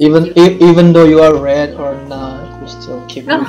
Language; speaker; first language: English; non-native, learner; Indonesian